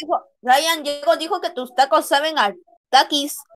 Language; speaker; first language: Spanish; native; Spanish